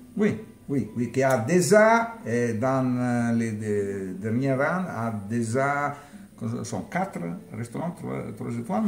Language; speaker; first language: French; non-native, learner; Italian